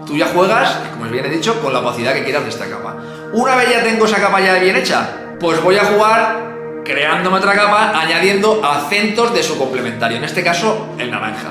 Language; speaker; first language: Spanish; native; Spanish